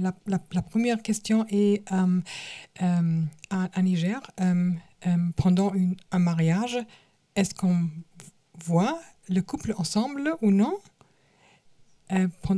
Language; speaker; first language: French; non-native, learner; German